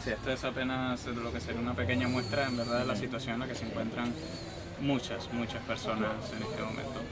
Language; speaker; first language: Spanish; native; Spanish